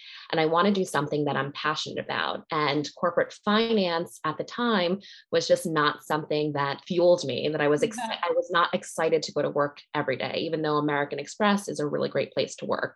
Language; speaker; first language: English; native; English